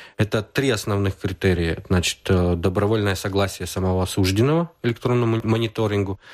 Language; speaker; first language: Russian; native; Russian